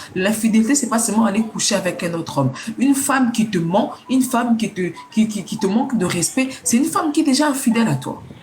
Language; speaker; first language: French; non-native, local second language; Lingala